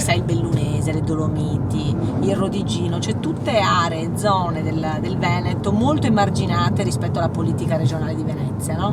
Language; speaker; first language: Italian; native; Italian